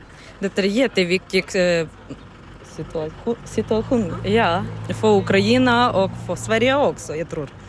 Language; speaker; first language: Swedish; non-native, learner; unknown